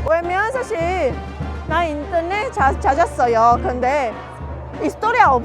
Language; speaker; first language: Korean; non-native, learner; Chinese